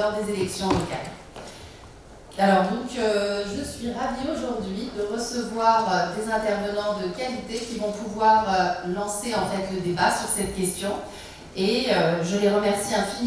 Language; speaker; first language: French; native; French